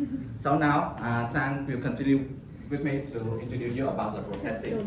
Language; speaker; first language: English; non-native, learner; Vietnamese